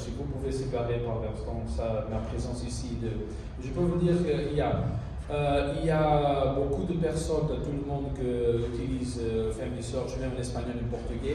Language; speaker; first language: French; non-native, fluent; Portuguese